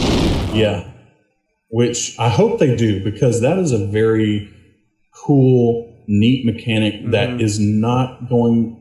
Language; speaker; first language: English; native; English